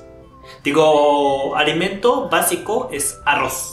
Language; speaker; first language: Spanish; non-native, fluent; Japanese